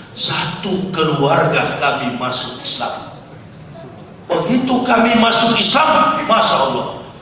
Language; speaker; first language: Indonesian; native; Indonesian